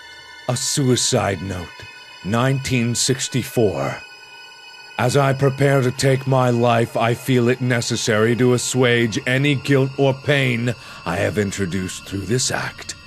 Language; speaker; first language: English; native; English